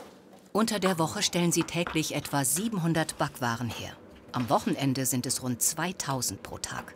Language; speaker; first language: German; native; German